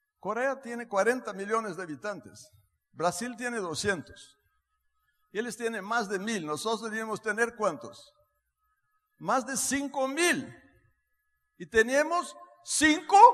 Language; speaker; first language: Spanish; non-native, fluent; Portuguese